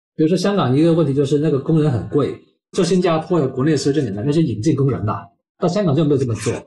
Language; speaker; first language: Chinese; non-native, local second language; Cantonese